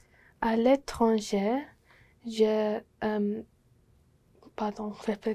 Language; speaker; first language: French; non-native, learner; English